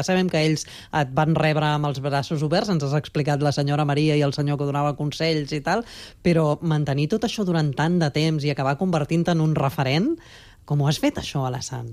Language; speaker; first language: Catalan; native; Catalan